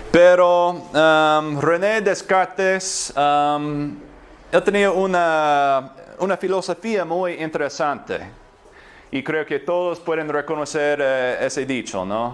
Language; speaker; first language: Spanish; non-native, fluent; English